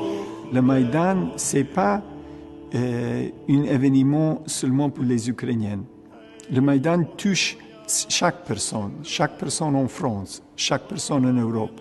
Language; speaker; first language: French; non-native, fluent; Ukrainian